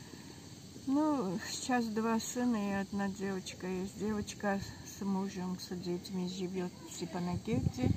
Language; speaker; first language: Russian; non-native, local second language; Armenian